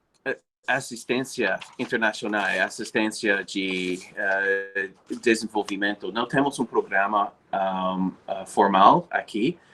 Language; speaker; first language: Portuguese; non-native, fluent; English